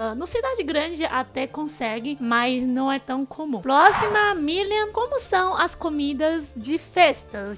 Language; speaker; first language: Portuguese; non-native, fluent; Chinese